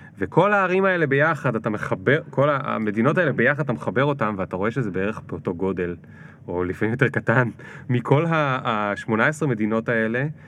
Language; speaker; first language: Hebrew; native; Hebrew